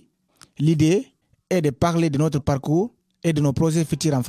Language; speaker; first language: French; non-native, learner; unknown